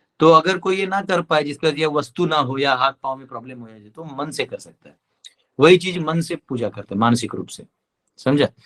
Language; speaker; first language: Hindi; non-native, local second language; Marathi